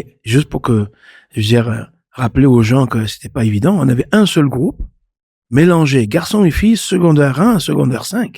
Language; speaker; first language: French; non-native, local second language; Arabic